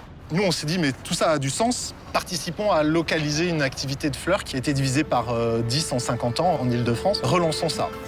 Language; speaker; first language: French; native; French